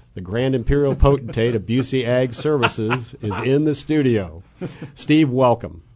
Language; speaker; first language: English; native; English